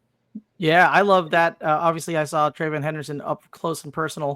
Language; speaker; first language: English; native; English